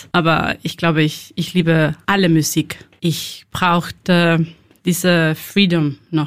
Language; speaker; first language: German; non-native, learner; Spanish